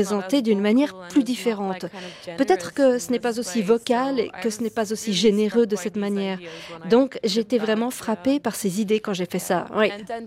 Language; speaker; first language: French; non-native, fluent; Turkish